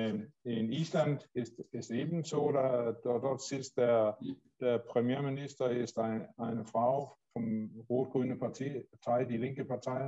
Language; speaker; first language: German; non-native, learner; Danish